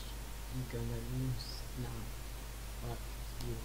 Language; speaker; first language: English; non-native, learner; Russian